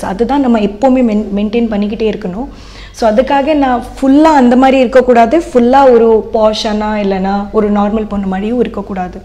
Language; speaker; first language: Tamil; non-native, fluent; Odia